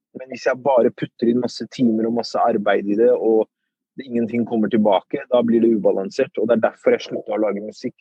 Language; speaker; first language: Norwegian; early bilingual, other home language; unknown